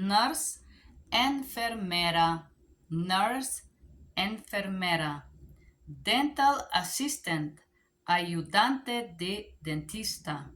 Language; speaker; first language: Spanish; non-native, learner; Bulgarian